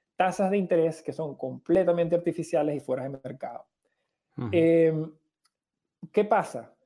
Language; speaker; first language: Spanish; native; Spanish